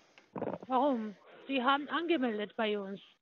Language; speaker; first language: German; non-native, learner; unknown